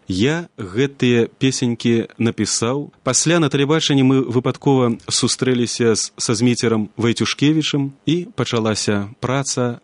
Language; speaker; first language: Belarusian; native; Belarusian